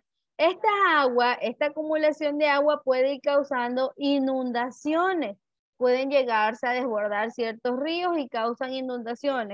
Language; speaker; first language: Spanish; native; Spanish